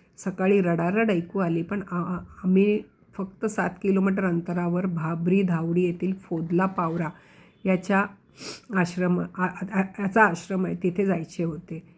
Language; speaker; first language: Marathi; non-native, local second language; Konkani